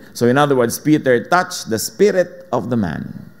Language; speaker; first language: English; non-native, local second language; Filipino